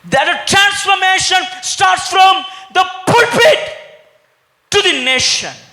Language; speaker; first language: English; non-native, local second language; Tamil